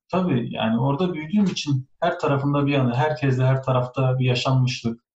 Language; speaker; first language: Turkish; early bilingual, heritage; Turkish